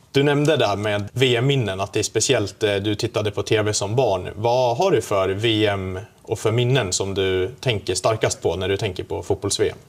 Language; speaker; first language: Swedish; native; Swedish